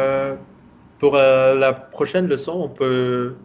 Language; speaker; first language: French; non-native, fluent; Vietnamese